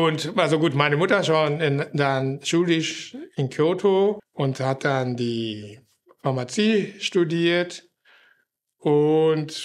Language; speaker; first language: German; non-native, fluent; Japanese